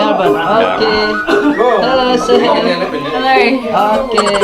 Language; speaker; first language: English; non-native, learner; Indonesian